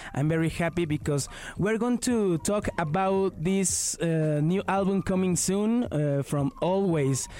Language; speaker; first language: English; non-native, fluent; Spanish